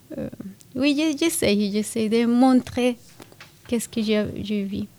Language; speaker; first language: French; non-native, fluent; Spanish